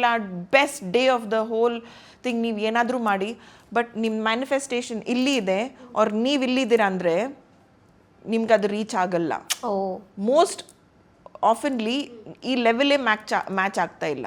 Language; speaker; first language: Kannada; non-native, local second language; Hindi